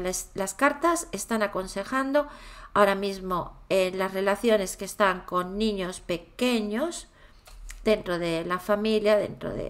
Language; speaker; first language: Spanish; native; Spanish